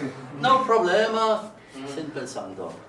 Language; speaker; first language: Spanish; non-native, learner; Estonian